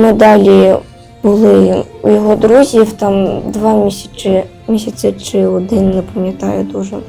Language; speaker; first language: Ukrainian; non-native, local second language; Russian